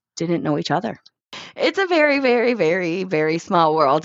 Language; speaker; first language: English; native; English